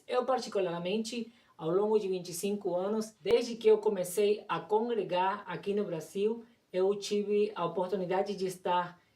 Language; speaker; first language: Portuguese; non-native, fluent; Spanish